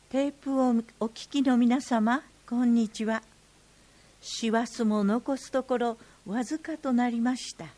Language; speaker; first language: Japanese; native; Japanese